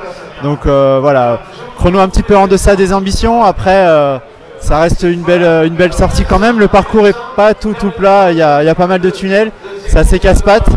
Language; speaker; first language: French; native; French